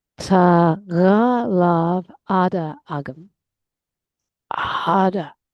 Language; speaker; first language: Irish; non-native, learner; English